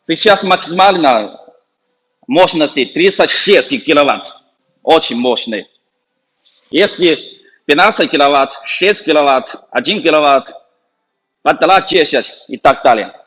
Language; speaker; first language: Russian; non-native, learner; Chinese